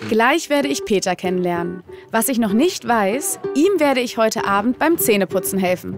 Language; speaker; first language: German; native; German